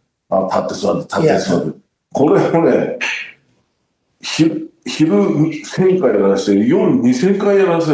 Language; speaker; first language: Japanese; native; Japanese